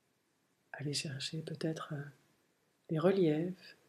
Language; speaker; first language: French; native; French